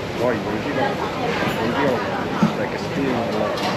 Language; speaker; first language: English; non-native, learner; Korean